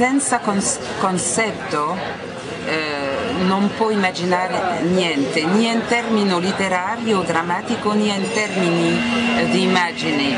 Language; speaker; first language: Italian; non-native, learner; French